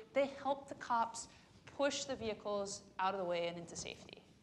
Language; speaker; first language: English; native; English